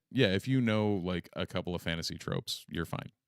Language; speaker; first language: English; native; English